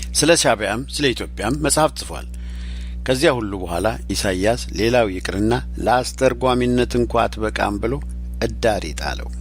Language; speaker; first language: Amharic; native; Amharic